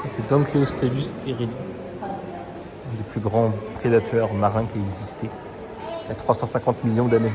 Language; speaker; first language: French; native; French